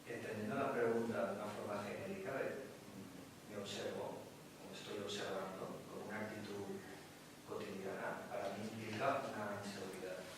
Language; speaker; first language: Spanish; native; Spanish